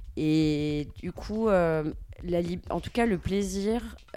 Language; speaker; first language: French; native; French